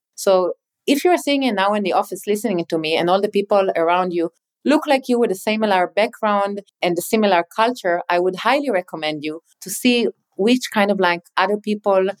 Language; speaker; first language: English; non-native, fluent; Hebrew